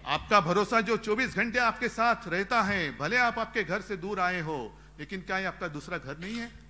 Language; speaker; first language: Hindi; non-native, local second language; Marathi